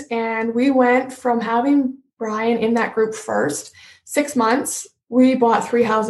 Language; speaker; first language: English; native; English